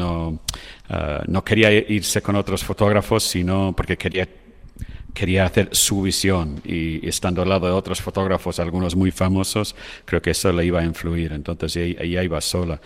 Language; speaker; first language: Spanish; non-native, fluent; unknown